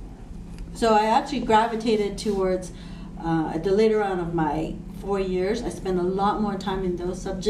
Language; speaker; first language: English; non-native, local second language; Cantonese